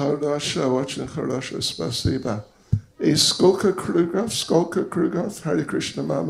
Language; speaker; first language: Russian; non-native, learner; English